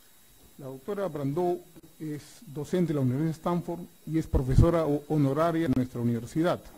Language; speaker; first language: Spanish; native; Spanish